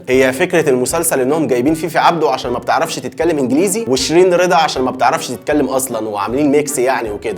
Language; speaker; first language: Arabic; native; Arabic